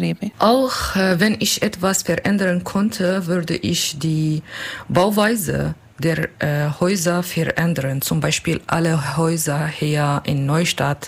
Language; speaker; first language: German; non-native, learner; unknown